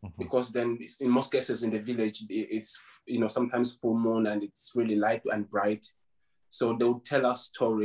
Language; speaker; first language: English; non-native, local second language; Ganda